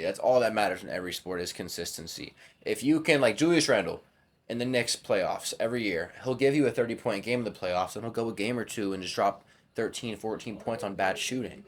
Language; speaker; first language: English; native; English